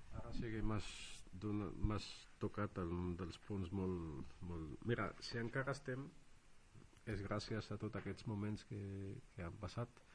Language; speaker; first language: Catalan; non-native, fluent; Arabic